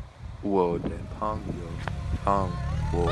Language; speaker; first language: Chinese; non-native, learner; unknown